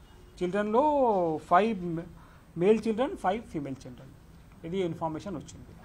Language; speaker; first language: Telugu; non-native, local second language; Urdu